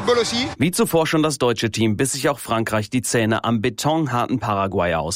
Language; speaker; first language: German; native; German